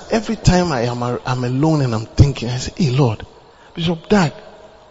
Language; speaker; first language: English; non-native, local second language; Akan